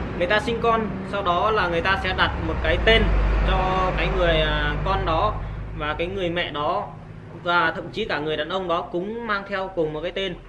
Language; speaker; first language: Vietnamese; non-native, local second language; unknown